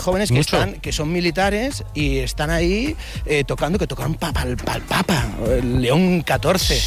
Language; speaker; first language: Spanish; native; Spanish